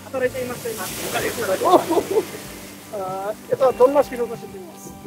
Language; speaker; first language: Japanese; non-native, learner; Bangla